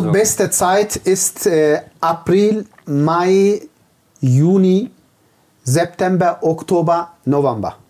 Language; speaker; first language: German; non-native, fluent; Turkish